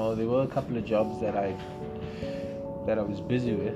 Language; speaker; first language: English; non-native, local second language; Xhosa